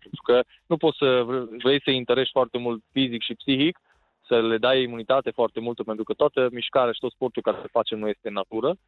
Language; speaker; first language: Romanian; native; Romanian